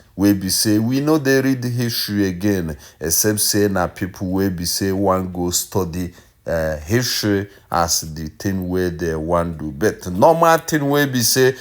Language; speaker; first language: Nigerian Pidgin; non-native, local second language; Igbo